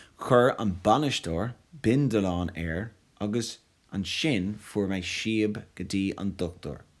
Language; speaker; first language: Irish; non-native, local second language; English